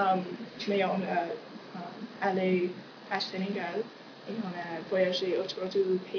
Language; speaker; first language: French; non-native, learner; English